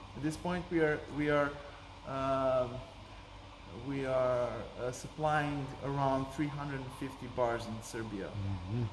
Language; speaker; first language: English; non-native, fluent; Serbian